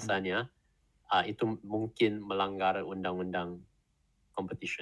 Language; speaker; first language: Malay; non-native, learner; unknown